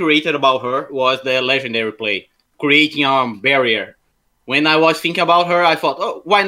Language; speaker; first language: English; non-native, fluent; Portuguese